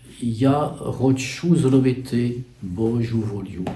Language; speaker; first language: Ukrainian; non-native, learner; French